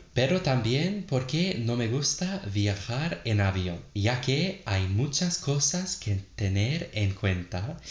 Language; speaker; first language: Spanish; non-native, learner; English